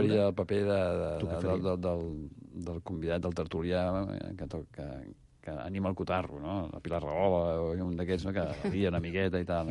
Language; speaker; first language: Catalan; native; Catalan